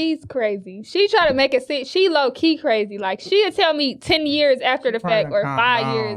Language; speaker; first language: English; native; English